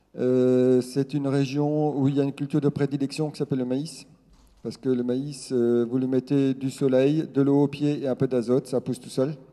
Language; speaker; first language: French; non-native, local second language; Swiss German